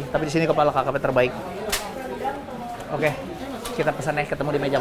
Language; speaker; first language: Indonesian; native; Indonesian